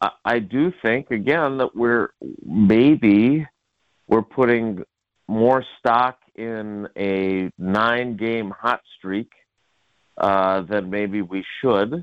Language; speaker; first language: English; native; English